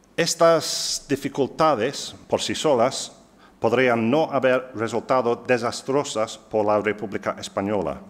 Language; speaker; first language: Spanish; non-native, fluent; English